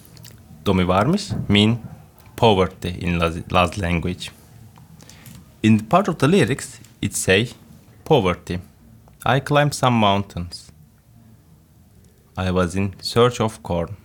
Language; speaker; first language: English; non-native, fluent; Turkish